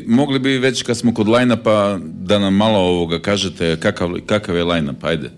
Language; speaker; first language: Serbian; native; Serbian